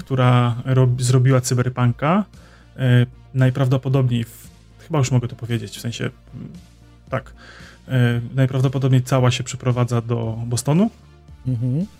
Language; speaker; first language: Polish; native; Polish